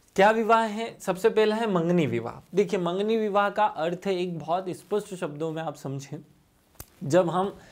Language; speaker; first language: Hindi; native; Hindi